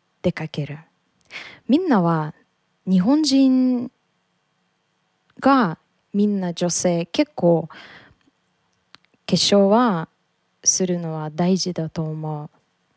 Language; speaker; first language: Japanese; non-native, learner; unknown